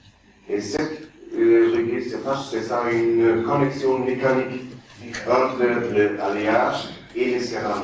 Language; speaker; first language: French; non-native, learner; German